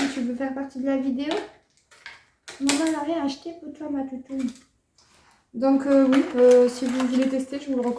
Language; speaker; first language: French; native; French